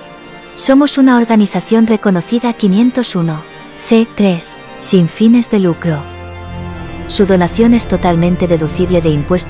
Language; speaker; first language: Spanish; native; Spanish